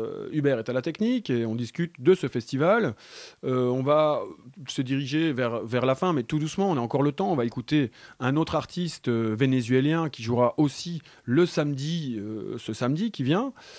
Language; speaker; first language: French; native; French